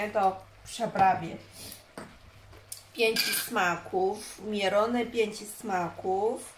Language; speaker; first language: Polish; non-native, learner; Chinese